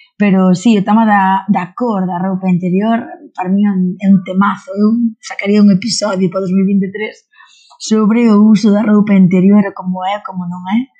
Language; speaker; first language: Galician; non-native, local second language; Spanish